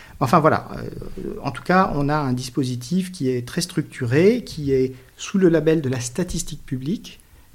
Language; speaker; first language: French; native; French